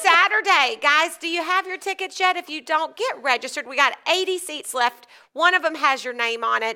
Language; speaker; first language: English; native; English